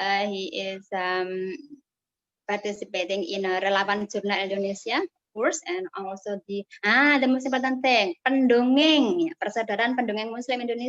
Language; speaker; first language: English; non-native, fluent; Indonesian